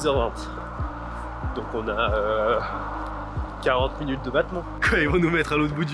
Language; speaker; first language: French; native; French